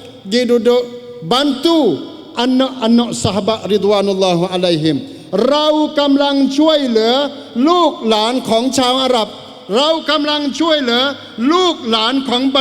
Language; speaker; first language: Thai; non-native, local second language; Malay